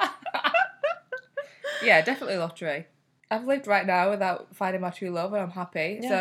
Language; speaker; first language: English; native; English